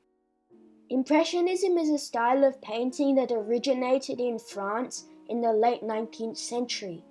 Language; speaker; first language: English; native; English